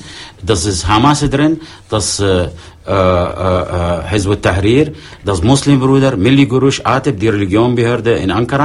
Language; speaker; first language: German; non-native, fluent; Arabic